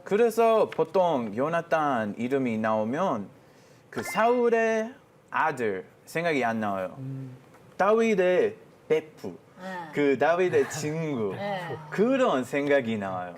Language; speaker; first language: Korean; non-native, fluent; Hebrew